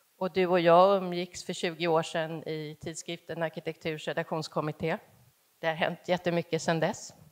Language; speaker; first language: Swedish; native; Swedish